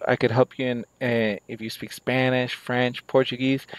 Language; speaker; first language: English; native; English